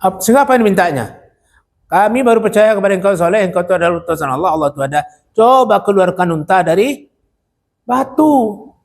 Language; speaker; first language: Malay; non-native, local second language; Minangkabau